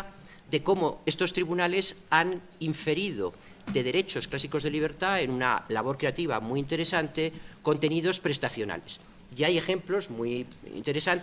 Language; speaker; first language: Spanish; native; Spanish